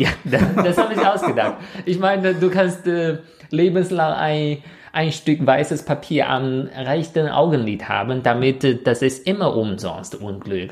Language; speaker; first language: German; non-native, fluent; Chinese